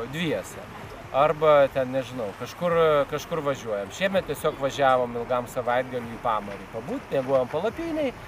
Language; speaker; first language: Lithuanian; native; Lithuanian